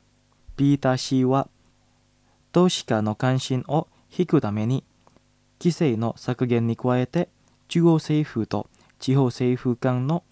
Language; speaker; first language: Japanese; non-native, fluent; Indonesian